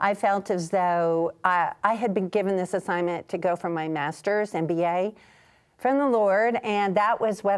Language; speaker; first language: English; native; English